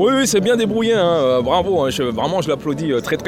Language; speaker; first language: French; native; French